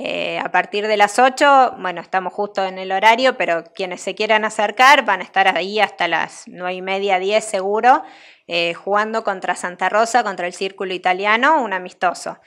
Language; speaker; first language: Spanish; native; Spanish